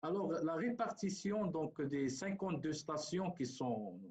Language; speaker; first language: French; non-native, local second language; Arabic